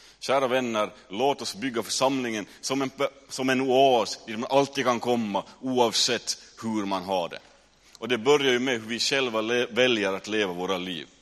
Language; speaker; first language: Swedish; native; Swedish